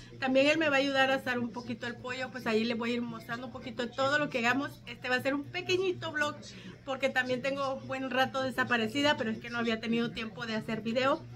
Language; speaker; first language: Spanish; native; Spanish